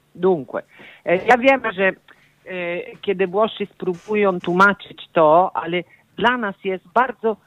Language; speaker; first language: Polish; non-native, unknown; Italian